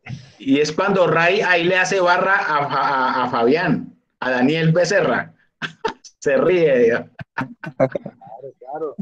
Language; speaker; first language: Spanish; native; Spanish